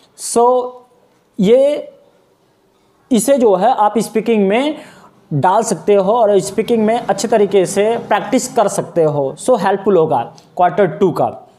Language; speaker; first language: Hindi; native; Hindi